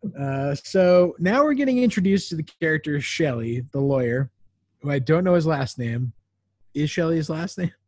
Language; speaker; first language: English; native; English